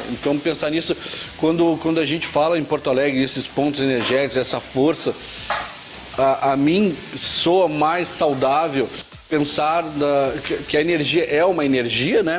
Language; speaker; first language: Portuguese; native; Portuguese